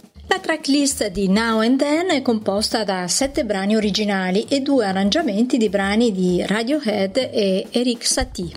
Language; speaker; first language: Italian; native; Italian